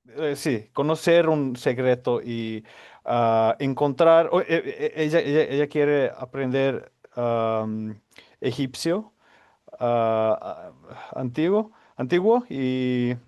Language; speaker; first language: Spanish; non-native, fluent; Finnish